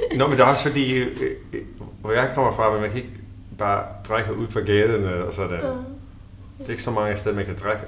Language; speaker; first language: Danish; non-native, learner; English